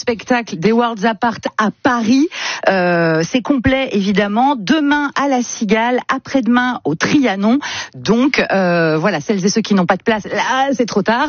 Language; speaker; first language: French; native; French